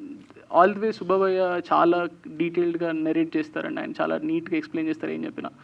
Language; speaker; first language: Telugu; native; Telugu